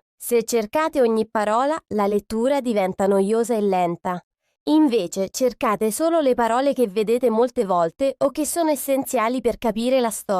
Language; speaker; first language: Italian; non-native, fluent; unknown